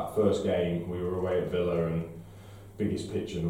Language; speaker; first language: English; native; English